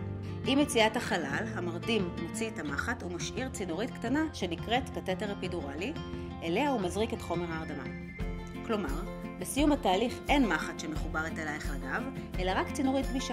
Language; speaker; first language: Hebrew; native; Hebrew